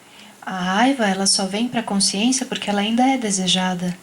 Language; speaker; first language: Portuguese; native; Portuguese